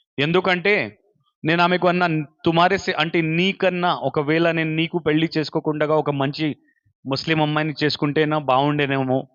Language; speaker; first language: Telugu; non-native, local second language; Urdu